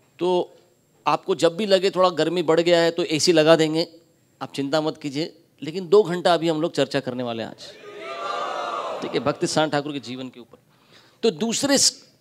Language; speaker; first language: Hindi; non-native, local second language; Marathi